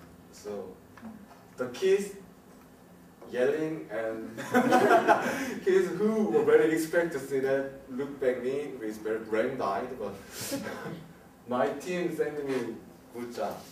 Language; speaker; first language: English; non-native, learner; Korean